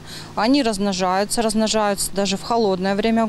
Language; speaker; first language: Russian; native; Russian